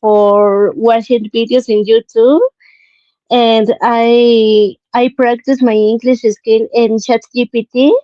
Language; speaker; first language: English; non-native, learner; Spanish